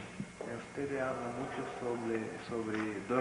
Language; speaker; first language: Spanish; non-native, learner; Portuguese